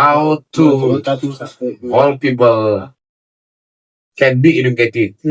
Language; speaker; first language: English; non-native, learner; Indonesian